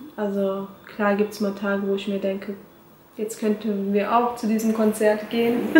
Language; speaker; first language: German; early bilingual, other home language; Turkish